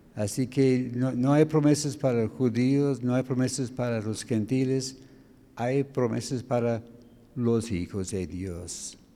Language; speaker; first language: Spanish; non-native, fluent; English